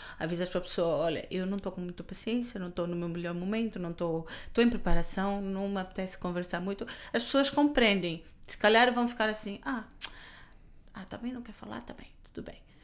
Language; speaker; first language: Portuguese; non-native, local second language; Kabuverdianu